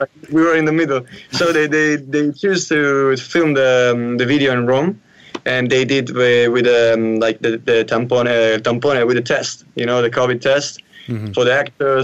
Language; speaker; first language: English; non-native, fluent; Italian